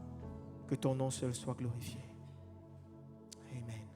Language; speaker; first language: French; native; French